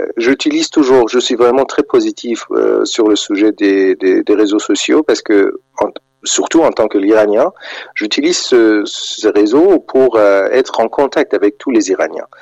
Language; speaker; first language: French; non-native, fluent; Persian